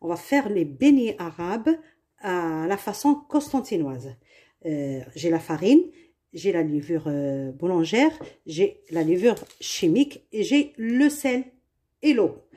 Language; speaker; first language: French; non-native, local second language; Arabic